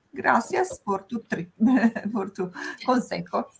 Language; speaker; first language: Spanish; non-native, fluent; Italian